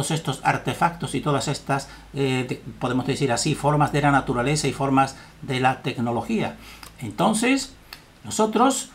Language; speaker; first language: Spanish; native; Spanish